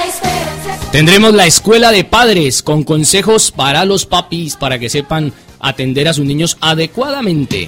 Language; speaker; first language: Spanish; native; Spanish